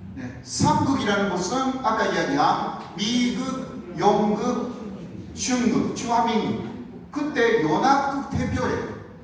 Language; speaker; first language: Korean; non-native, fluent; Japanese